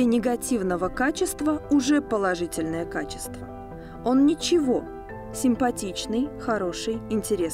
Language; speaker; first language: Russian; native; Russian